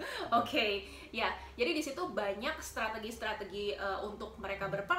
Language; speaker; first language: Indonesian; native; Indonesian